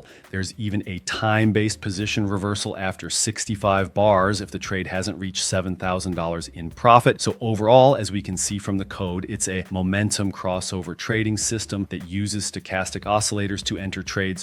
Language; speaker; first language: English; native; English